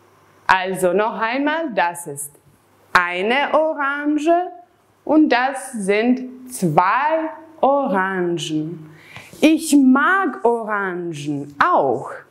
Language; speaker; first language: German; non-native, fluent; Serbian